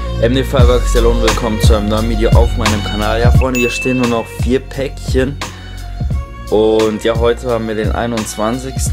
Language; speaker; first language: German; native; German